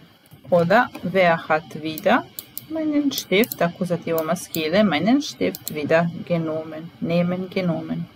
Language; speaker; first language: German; non-native, fluent; Italian